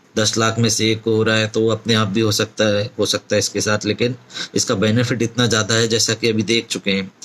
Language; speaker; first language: Hindi; native; Hindi